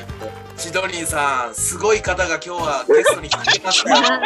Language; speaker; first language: Japanese; native; Japanese